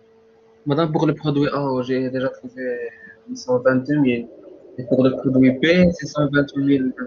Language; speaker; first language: French; non-native, local second language; Arabic